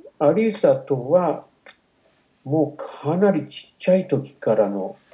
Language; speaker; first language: Japanese; non-native, fluent; English